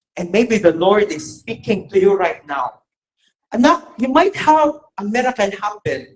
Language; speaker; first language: English; non-native, local second language; Filipino